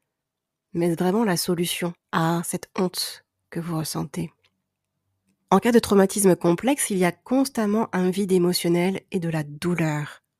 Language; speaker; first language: French; native; French